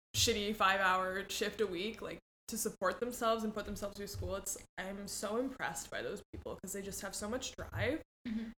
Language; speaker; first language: English; early bilingual, other home language; Spanish